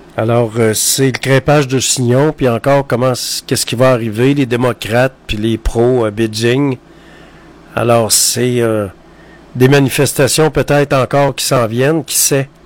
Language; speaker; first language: French; native; French